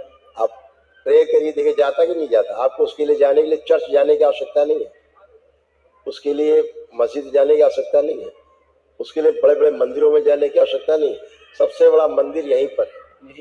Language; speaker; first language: Hindi; native; Hindi